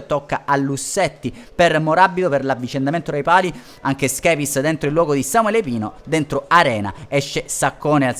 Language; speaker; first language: Italian; native; Italian